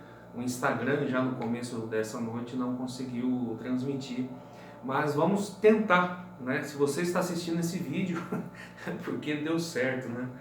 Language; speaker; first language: Portuguese; native; Portuguese